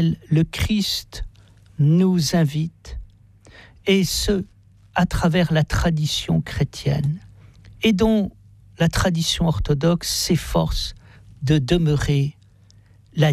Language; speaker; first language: French; native; French